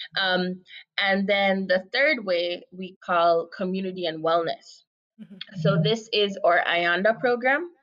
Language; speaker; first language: English; native; English